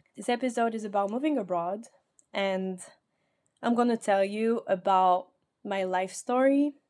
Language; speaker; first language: English; non-native, fluent; French